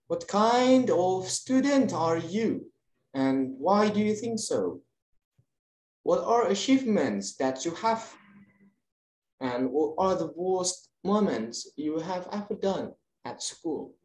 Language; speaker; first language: English; non-native, fluent; Indonesian